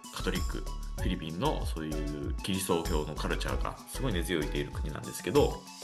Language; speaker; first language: Japanese; native; Japanese